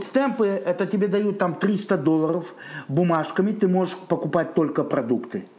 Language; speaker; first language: Russian; native; Russian